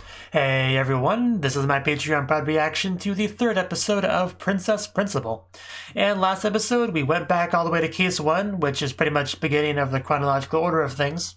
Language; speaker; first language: English; native; English